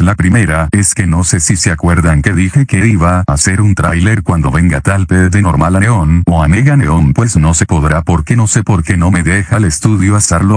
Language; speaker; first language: Spanish; native; Spanish